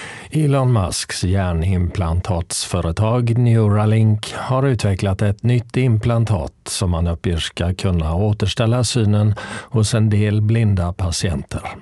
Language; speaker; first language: Swedish; native; Swedish